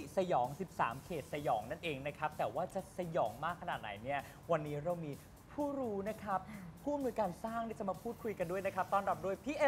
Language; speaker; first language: Thai; native; Thai